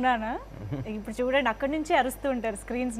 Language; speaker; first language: Telugu; native; Telugu